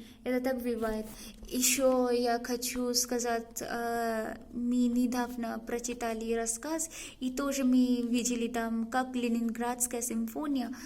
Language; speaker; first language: Russian; non-native, learner; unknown